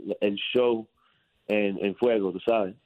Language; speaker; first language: Spanish; early bilingual, heritage; English